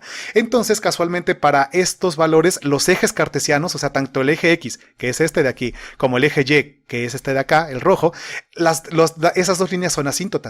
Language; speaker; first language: Spanish; native; Spanish